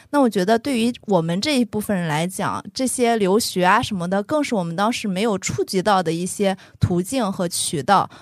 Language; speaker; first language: Chinese; native; Chinese